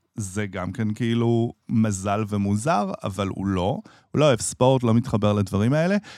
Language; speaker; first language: Hebrew; native; Hebrew